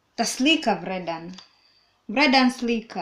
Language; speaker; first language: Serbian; non-native, learner; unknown